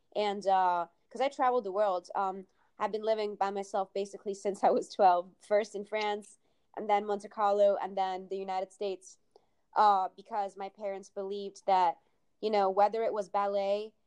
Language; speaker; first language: English; early bilingual, other home language; Italian